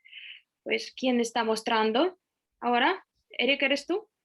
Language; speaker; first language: Spanish; non-native, fluent; Russian